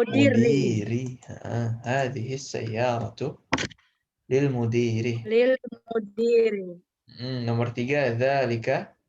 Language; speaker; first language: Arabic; non-native, fluent; Indonesian